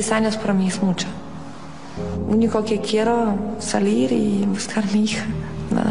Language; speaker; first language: Spanish; non-native, learner; Lithuanian